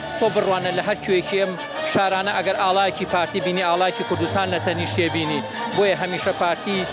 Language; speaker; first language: Central Kurdish; native; Central Kurdish